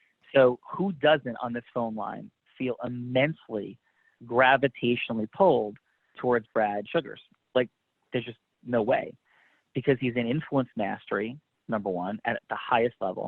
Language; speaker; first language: English; native; English